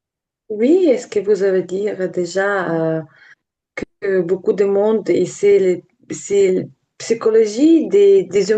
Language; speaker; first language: French; non-native, learner; Ukrainian